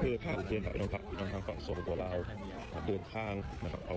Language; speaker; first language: Thai; non-native, local second language; Lao